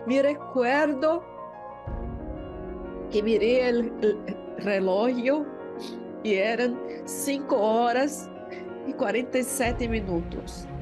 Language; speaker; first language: Spanish; non-native, learner; Portuguese